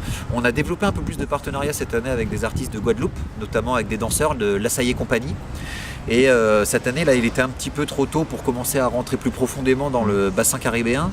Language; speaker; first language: French; native; French